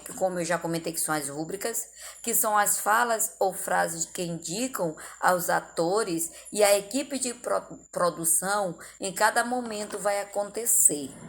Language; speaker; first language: Portuguese; native; Portuguese